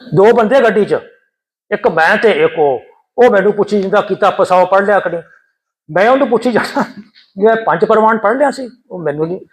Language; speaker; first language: Punjabi; early bilingual, heritage; Punjabi